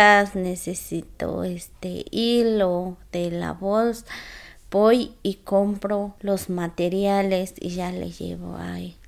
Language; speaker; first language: Spanish; non-native, local second language; Zapotec